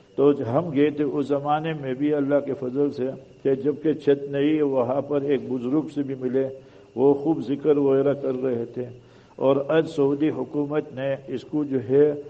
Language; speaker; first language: Urdu; native; Urdu